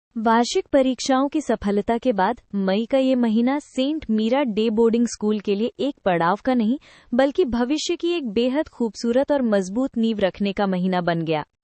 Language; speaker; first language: Hindi; native; Hindi